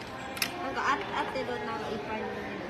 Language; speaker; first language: Japanese; non-native, learner; Vietnamese